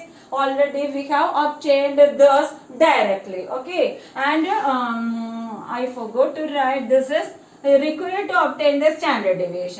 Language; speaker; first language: English; non-native, local second language; Malayalam